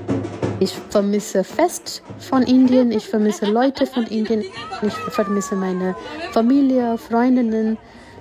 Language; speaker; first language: German; non-native, fluent; Gujarati